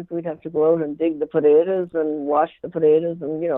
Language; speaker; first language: English; native; English